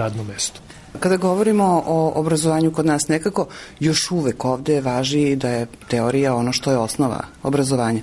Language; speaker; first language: Serbian; native; Serbian